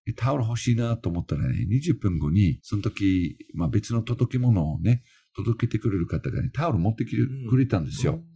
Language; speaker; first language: Japanese; non-native, fluent; English